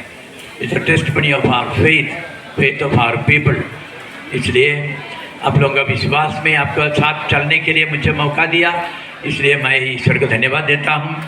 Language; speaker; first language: Hindi; non-native, local second language; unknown